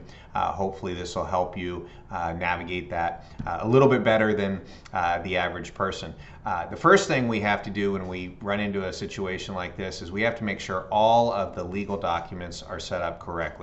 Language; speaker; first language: English; native; English